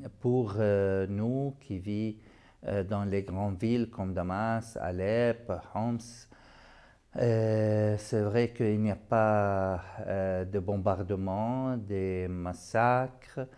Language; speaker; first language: French; non-native, fluent; Arabic